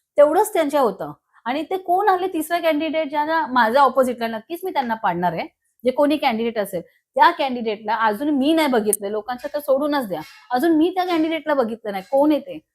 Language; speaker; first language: Marathi; non-native, local second language; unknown